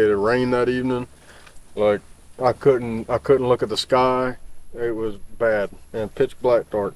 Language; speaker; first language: English; native; English